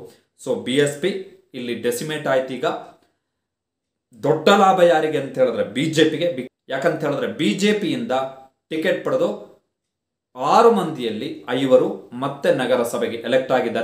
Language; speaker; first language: Kannada; native; Kannada